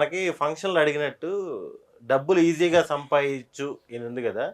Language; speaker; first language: Telugu; native; Telugu